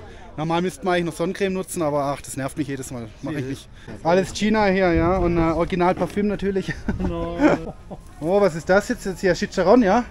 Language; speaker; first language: German; native; German